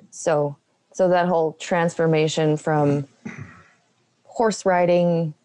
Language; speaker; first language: English; native; English